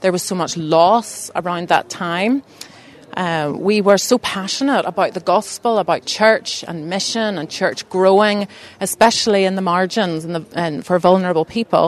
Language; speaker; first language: English; native; English